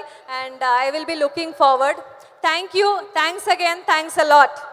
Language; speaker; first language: Telugu; non-native, learner; Kannada